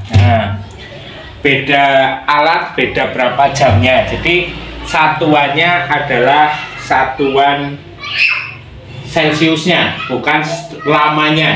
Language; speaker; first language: Indonesian; non-native, local second language; Javanese